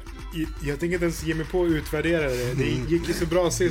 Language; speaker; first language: Swedish; native; Swedish